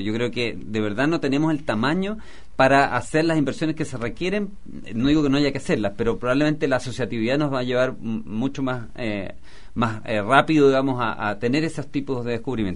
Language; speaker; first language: Spanish; native; Spanish